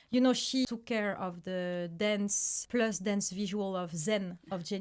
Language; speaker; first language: English; non-native, fluent; French